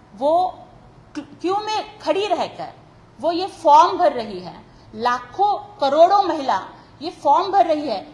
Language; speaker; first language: Hindi; non-native, local second language; Marathi